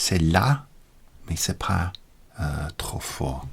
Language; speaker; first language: French; non-native, learner; English